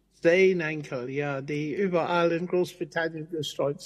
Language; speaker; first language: German; non-native, fluent; English